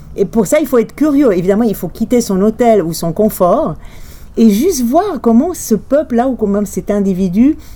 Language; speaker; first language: French; non-native, fluent; Romanian